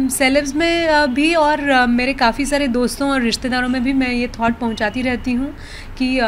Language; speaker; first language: Hindi; non-native, local second language; Marathi